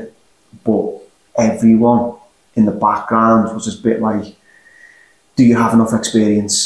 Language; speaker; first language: English; native; English